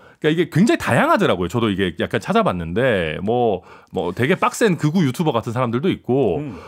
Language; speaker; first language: Korean; native; Korean